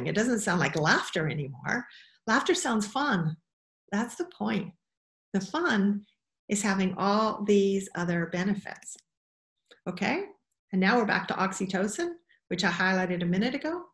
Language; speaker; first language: English; native; English